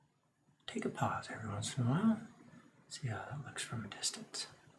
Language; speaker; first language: English; native; English